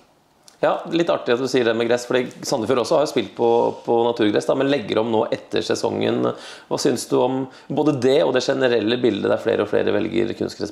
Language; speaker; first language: Norwegian; native; Norwegian